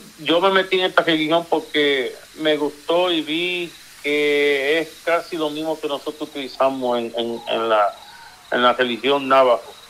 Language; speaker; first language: Spanish; early bilingual, heritage; Spanish